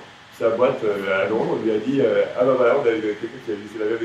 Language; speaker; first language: French; native; French